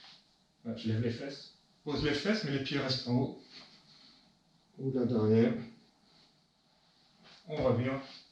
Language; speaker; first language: French; native; French